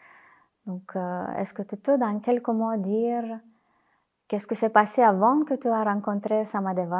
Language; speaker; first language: French; non-native, fluent; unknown